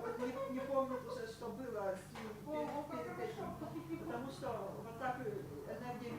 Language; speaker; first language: Russian; non-native, local second language; Lithuanian